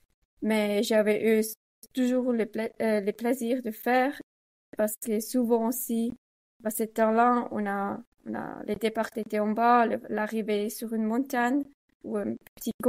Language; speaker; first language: French; non-native, learner; Swiss German